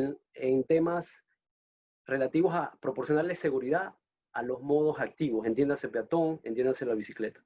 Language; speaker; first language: Spanish; native; Spanish